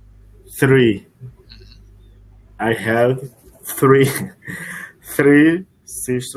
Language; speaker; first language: English; non-native, learner; Portuguese